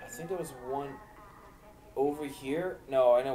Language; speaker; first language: English; native; English